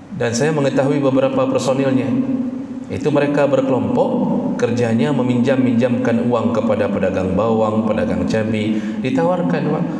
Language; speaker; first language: Malay; non-native, local second language; Achinese